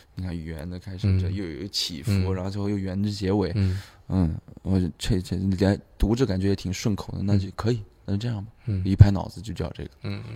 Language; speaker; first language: Chinese; native; Chinese